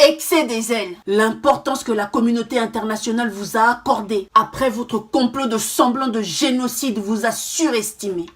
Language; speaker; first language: French; non-native, local second language; Kongo